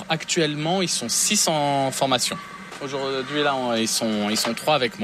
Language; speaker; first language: French; native; French